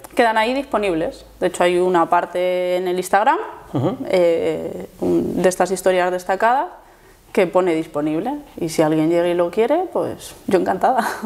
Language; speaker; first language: Spanish; native; Spanish